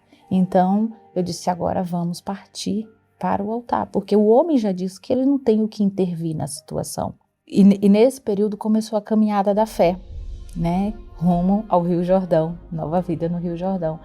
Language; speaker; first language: Portuguese; native; Portuguese